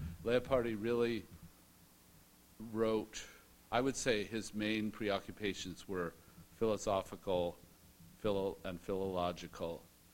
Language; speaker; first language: English; native; English